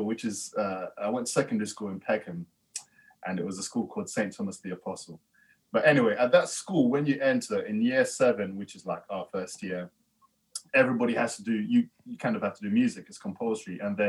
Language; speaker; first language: English; native; English